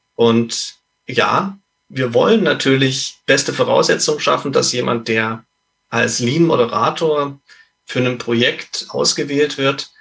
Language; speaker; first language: German; native; German